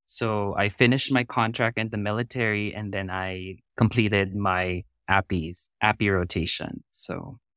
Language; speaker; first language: English; non-native, local second language; Filipino